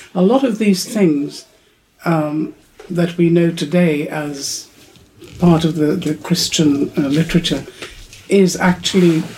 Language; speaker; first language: English; non-native, local second language; Urdu